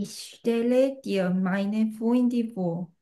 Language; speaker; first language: German; non-native, learner; Korean